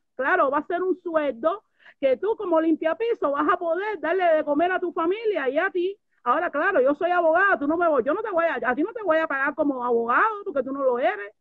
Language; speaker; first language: Spanish; native; Spanish